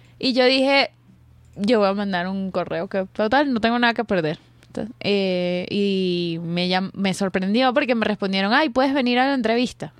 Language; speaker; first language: Spanish; native; Spanish